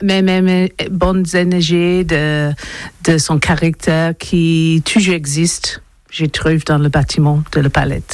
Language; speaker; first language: French; non-native, learner; English